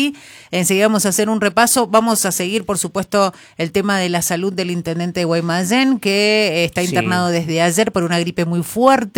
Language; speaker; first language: Spanish; native; Spanish